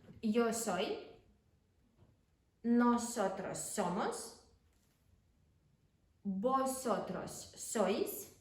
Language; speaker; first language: Spanish; non-native, fluent; Ukrainian